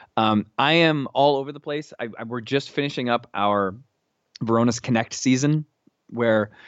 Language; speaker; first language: English; native; English